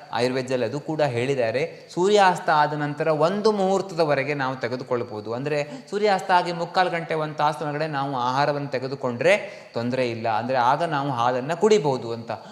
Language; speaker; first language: Kannada; native; Kannada